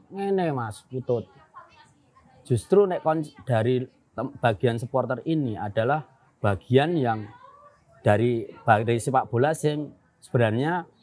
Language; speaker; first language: Indonesian; non-native, local second language; Javanese